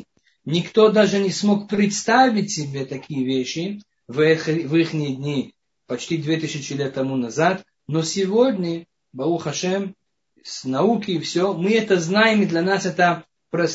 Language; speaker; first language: Russian; non-native, fluent; Hebrew